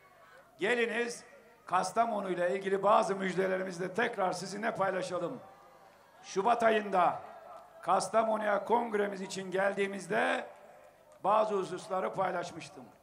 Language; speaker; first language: Turkish; native; Turkish